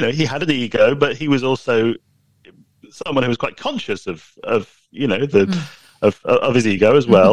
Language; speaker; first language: English; native; English